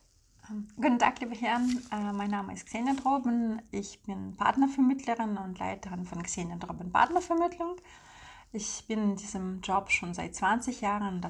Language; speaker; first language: German; non-native, fluent; Russian